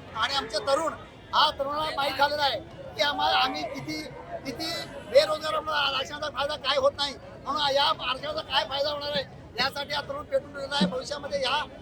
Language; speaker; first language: Marathi; non-native, local second language; Lambadi